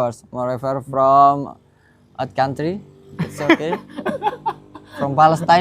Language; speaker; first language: English; non-native, learner; Indonesian